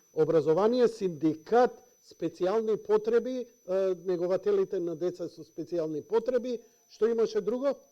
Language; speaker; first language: Macedonian; native; Macedonian